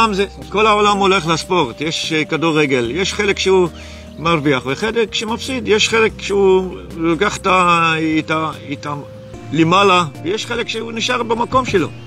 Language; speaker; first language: Hebrew; non-native, local second language; Arabic